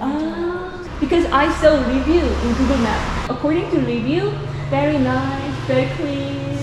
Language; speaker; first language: English; non-native, learner; Korean